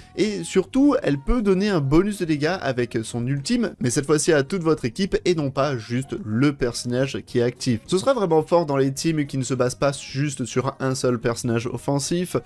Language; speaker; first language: French; native; French